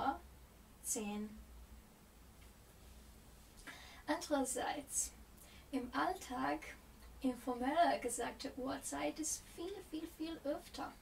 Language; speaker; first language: German; non-native, fluent; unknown